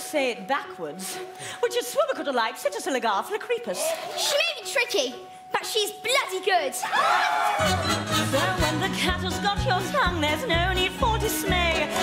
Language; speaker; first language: English; native; English